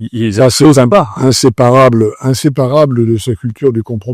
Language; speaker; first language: French; native; French